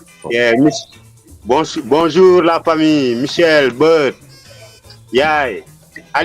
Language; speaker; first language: French; non-native, local second language; Wolof